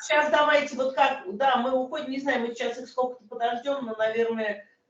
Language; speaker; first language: Russian; native; Russian